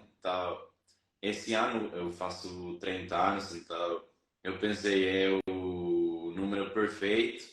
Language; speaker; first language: Portuguese; non-native, fluent; Spanish